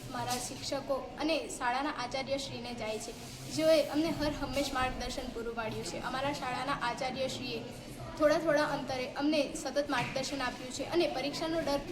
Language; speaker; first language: Gujarati; native; Gujarati